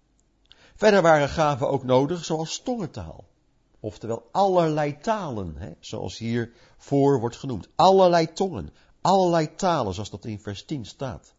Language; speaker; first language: Dutch; native; Dutch